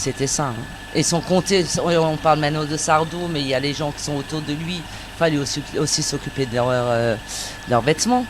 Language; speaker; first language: French; native; French